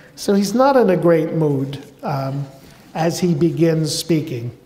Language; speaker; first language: English; native; English